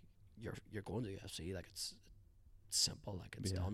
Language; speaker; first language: English; native; English